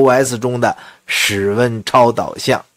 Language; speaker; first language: Chinese; native; Chinese